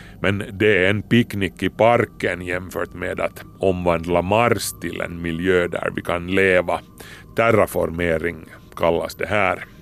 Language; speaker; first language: Swedish; native; Swedish